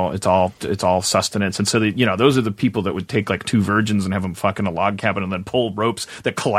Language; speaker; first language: English; native; English